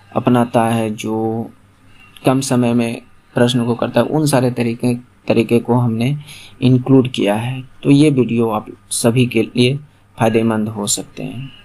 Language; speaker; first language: Hindi; non-native, local second language; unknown